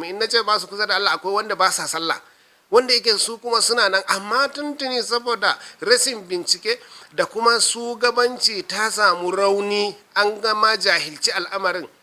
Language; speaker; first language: Hausa; non-native, local second language; Fula